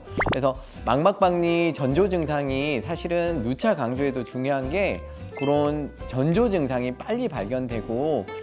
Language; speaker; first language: Korean; native; Korean